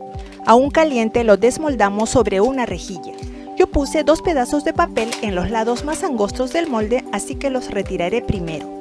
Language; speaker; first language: Spanish; native; Spanish